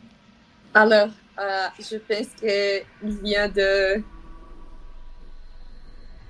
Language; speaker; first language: French; non-native, learner; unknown